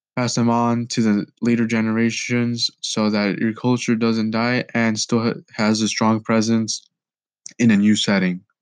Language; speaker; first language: English; early bilingual, other home language; Spanish